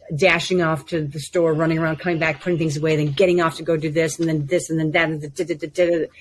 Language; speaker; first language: English; native; English